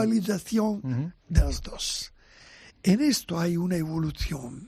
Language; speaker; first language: Spanish; non-native, fluent; Italian